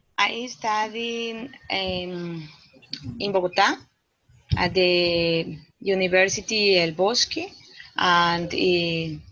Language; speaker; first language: English; non-native, learner; Spanish